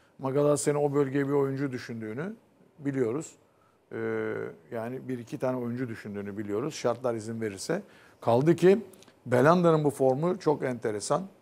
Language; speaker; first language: Turkish; native; Turkish